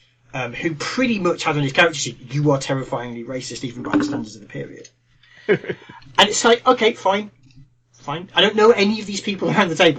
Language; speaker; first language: English; native; English